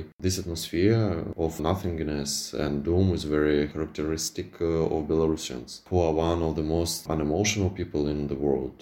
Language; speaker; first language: English; non-native, fluent; Belarusian